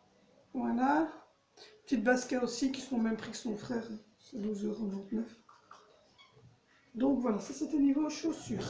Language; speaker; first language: French; native; French